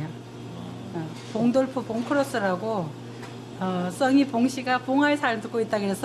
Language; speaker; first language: Korean; native; Korean